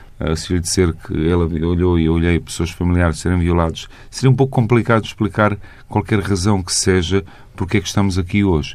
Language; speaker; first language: Portuguese; non-native, fluent; Bosnian